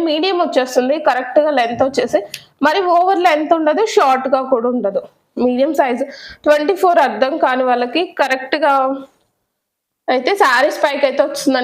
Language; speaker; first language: Telugu; native; Telugu